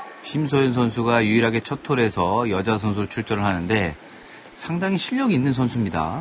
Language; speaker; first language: Korean; native; Korean